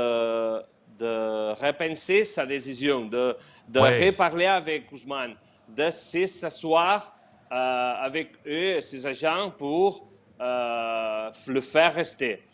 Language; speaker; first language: French; non-native, fluent; Spanish